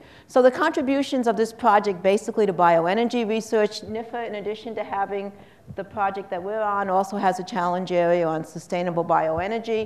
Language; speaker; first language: English; native; English